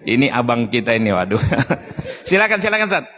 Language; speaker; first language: Indonesian; native; Indonesian